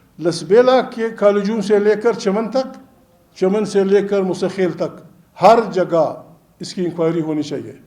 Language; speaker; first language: Urdu; non-native, local second language; Pashto